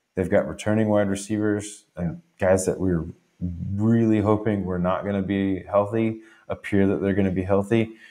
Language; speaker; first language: English; native; English